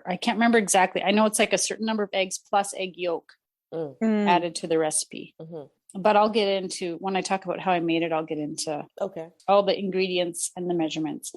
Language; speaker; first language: English; native; English